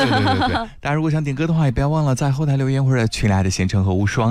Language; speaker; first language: Chinese; native; Chinese